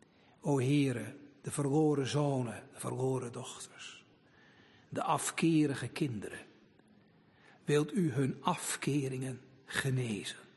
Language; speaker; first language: Dutch; native; Dutch